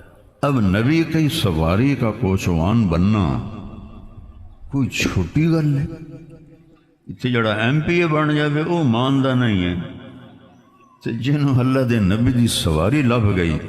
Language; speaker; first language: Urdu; non-native, local second language; Punjabi